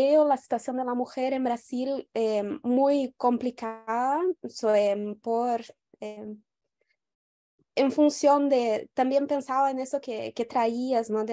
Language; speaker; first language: Spanish; non-native, fluent; Portuguese